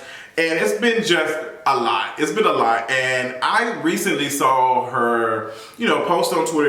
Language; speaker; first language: English; native; English